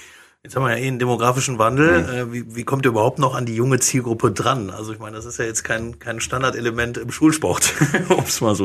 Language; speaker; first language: German; native; German